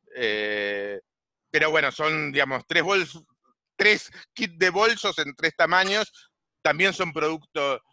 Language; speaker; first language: Spanish; native; Spanish